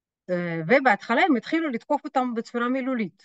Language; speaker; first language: Hebrew; non-native, fluent; French